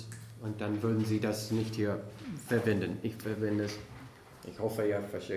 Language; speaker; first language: German; non-native, fluent; English